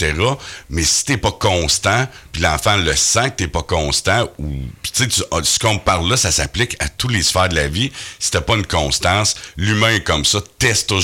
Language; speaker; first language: French; native; French